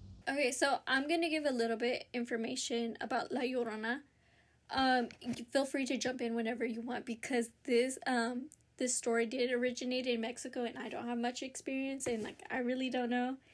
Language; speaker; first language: English; early bilingual, other home language; Spanish